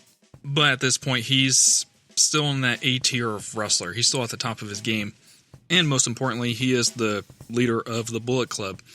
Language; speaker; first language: English; native; English